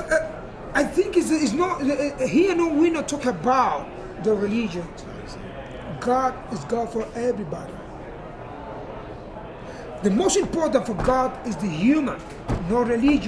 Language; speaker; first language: English; non-native, learner; Spanish